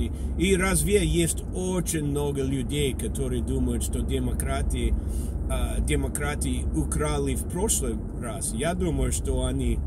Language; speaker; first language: Russian; non-native, fluent; English